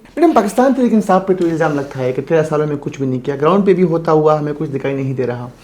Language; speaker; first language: Urdu; non-native, local second language; Pashto